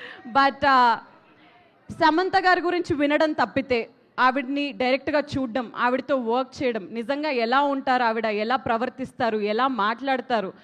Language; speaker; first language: Telugu; native; Telugu